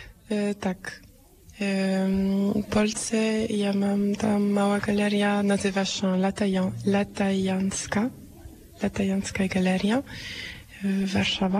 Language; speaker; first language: Polish; early bilingual, heritage; French